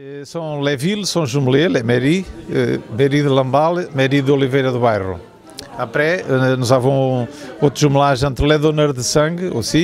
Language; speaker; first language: French; non-native, learner; Portuguese